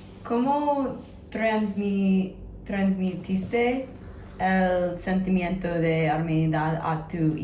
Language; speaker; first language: Spanish; non-native, fluent; English